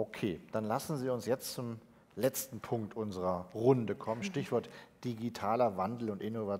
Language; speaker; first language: German; native; German